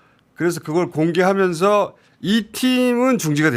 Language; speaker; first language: Korean; native; Korean